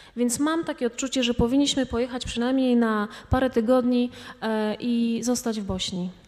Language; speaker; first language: Polish; native; Polish